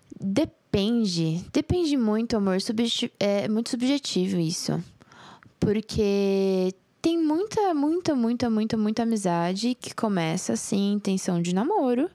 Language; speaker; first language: Portuguese; native; Portuguese